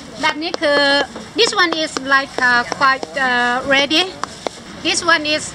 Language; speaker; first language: English; non-native, local second language; Thai